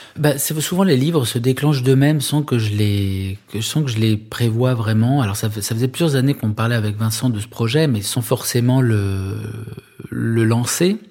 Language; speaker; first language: French; native; French